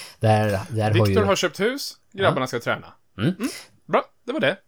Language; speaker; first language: Swedish; native; Swedish